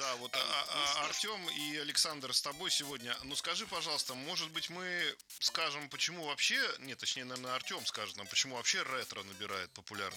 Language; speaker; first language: Russian; native; Russian